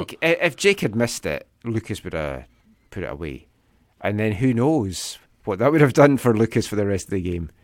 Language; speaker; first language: English; native; English